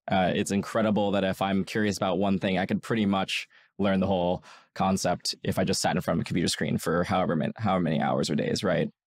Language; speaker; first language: English; native; English